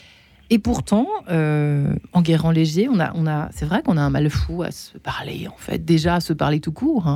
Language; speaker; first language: French; native; French